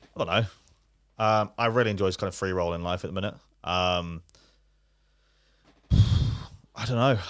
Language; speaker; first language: English; native; English